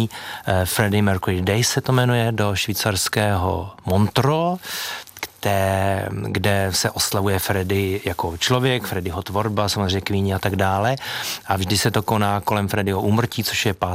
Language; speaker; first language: Czech; native; Czech